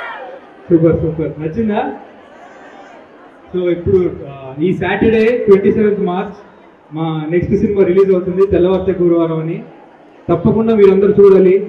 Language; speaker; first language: Telugu; native; Telugu